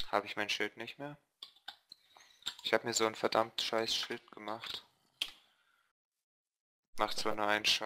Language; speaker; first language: German; native; German